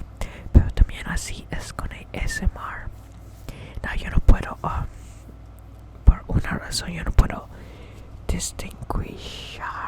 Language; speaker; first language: Spanish; early bilingual, heritage; English